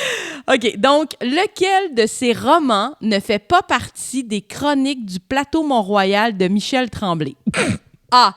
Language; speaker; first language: French; native; French